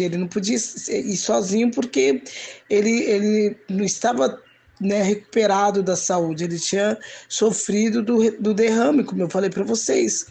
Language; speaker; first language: Portuguese; native; Portuguese